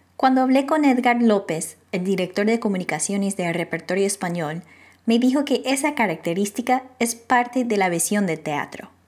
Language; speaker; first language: Spanish; non-native, fluent; English